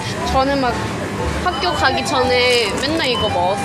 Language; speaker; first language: Korean; non-native, fluent; Thai